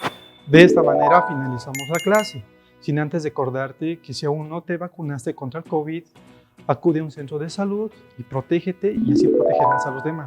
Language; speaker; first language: Spanish; native; Spanish